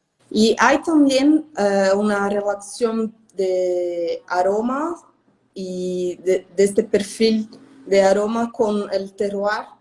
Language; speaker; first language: Spanish; non-native, fluent; Portuguese